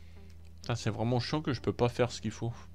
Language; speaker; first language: French; native; French